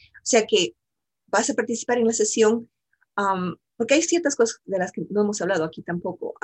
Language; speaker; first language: Spanish; native; Spanish